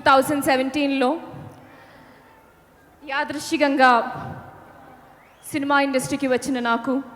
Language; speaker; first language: Telugu; non-native, learner; Malayalam